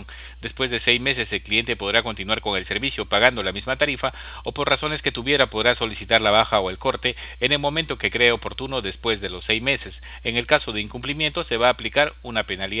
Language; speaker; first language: Spanish; native; Spanish